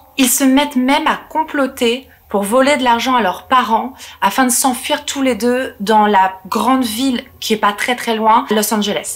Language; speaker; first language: French; native; French